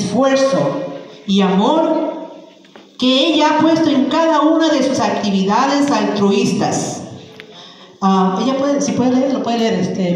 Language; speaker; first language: Spanish; native; Spanish